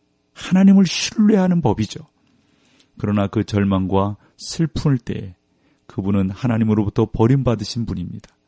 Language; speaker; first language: Korean; native; Korean